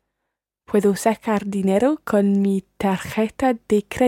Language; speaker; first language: Spanish; non-native, learner; English